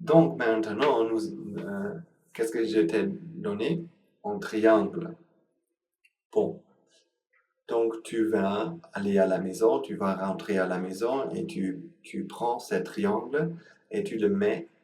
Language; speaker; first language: French; non-native, learner; Sinhala